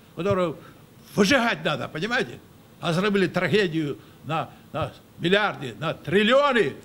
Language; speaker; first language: Russian; non-native, local second language; Ukrainian